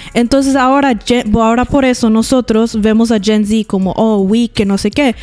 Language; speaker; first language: Spanish; early bilingual, heritage; Spanish